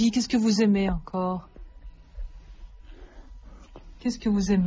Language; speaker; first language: French; native; French